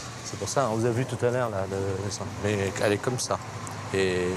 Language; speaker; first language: French; native; French